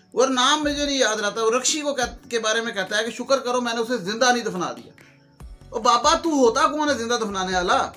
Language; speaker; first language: Urdu; non-native, local second language; Punjabi